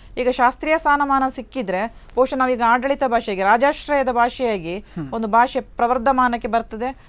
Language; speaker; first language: Kannada; non-native, local second language; Tulu